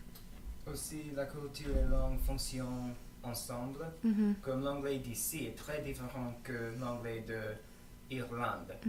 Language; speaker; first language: French; non-native, learner; English